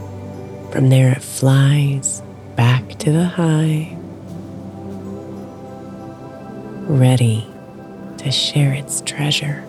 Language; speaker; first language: English; native; English